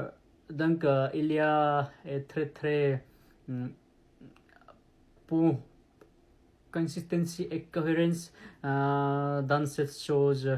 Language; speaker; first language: French; non-native, learner; Nepali